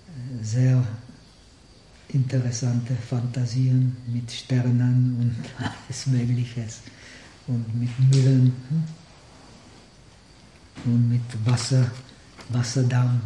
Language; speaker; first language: German; non-native, fluent; Czech